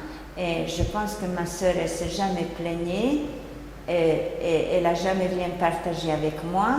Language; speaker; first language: French; non-native, fluent; Hungarian